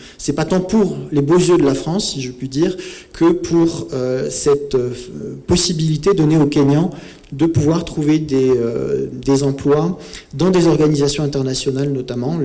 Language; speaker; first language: French; native; French